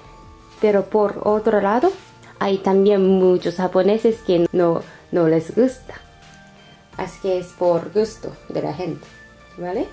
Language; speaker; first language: Spanish; non-native, fluent; Japanese